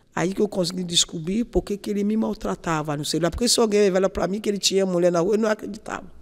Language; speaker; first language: Portuguese; non-native, fluent; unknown